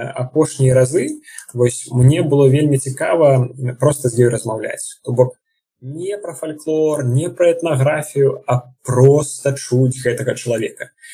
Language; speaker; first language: Belarusian; non-native, local second language; Russian